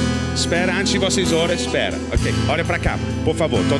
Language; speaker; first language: Portuguese; non-native, learner; English